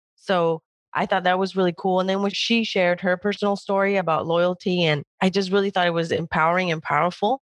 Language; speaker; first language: English; early bilingual, other home language; Spanish